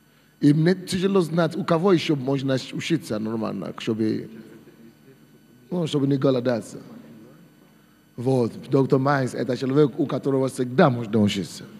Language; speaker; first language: Russian; non-native, fluent; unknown